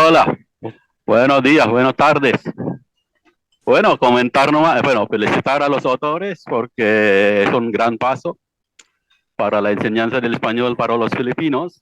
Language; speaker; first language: Spanish; non-native, fluent; Iloko